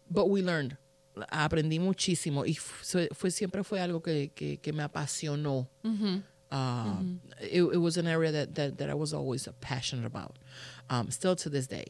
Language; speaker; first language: English; non-native, fluent; Spanish